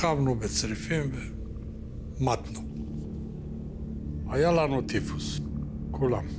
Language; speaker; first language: Hebrew; non-native, fluent; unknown